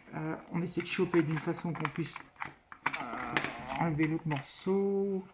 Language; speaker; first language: French; native; French